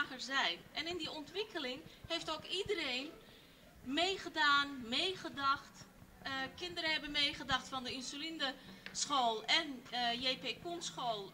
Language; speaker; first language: Dutch; early bilingual, other home language; Turkish